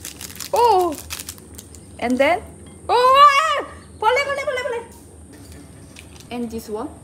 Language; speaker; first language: English; non-native, learner; Korean